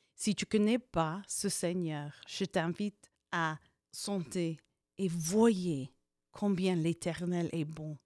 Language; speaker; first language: French; non-native, fluent; English